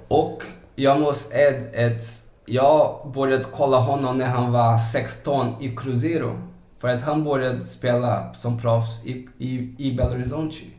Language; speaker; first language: Swedish; non-native, fluent; Portuguese